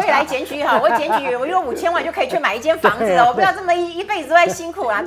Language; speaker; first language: Chinese; native; Chinese